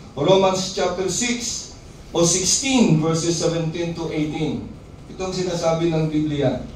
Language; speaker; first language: Filipino; non-native, local second language; Hiligaynon